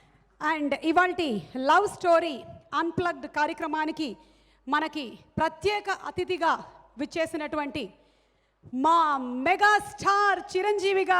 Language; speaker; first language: Telugu; native; Telugu